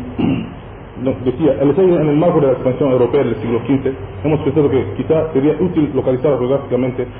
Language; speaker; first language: Spanish; non-native, fluent; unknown